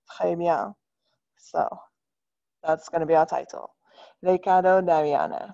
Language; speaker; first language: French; non-native, fluent; English